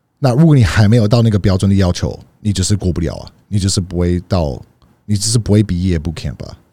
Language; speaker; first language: Chinese; early bilingual, heritage; Chinese